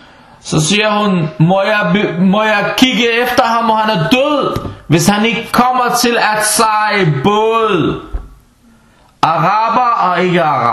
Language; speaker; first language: Danish; early bilingual, other home language; Arabic